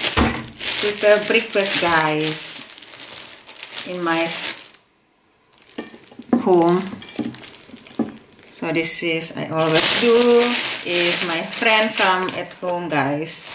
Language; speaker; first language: English; non-native, learner; Indonesian